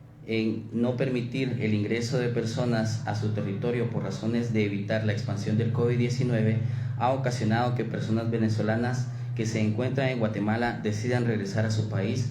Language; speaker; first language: Spanish; native; Spanish